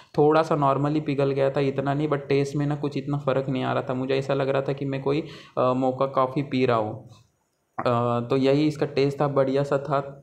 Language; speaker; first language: Hindi; non-native, local second language; Marathi